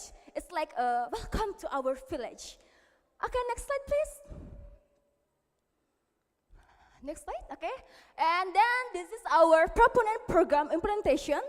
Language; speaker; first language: English; non-native, learner; Indonesian